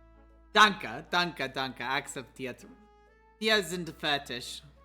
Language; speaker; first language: German; non-native, learner; English